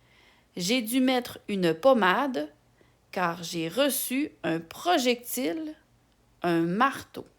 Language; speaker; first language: French; native; French